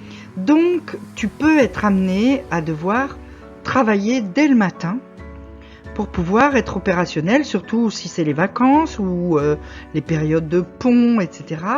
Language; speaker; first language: French; native; French